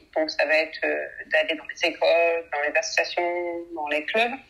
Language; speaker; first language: French; early bilingual, other home language; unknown